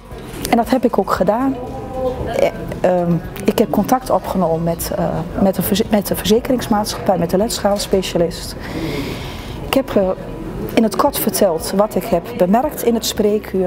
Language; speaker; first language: Dutch; native; Dutch